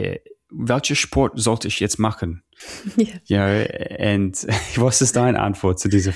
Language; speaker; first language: German; non-native, learner; English